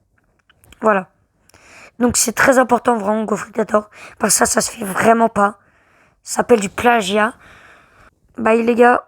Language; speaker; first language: French; native; French